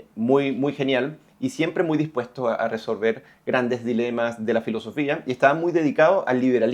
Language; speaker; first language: Spanish; native; Spanish